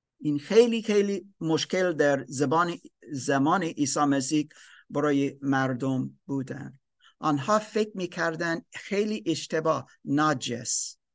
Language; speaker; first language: Persian; non-native, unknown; German